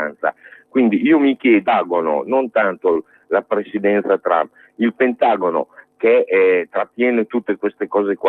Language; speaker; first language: Italian; native; Italian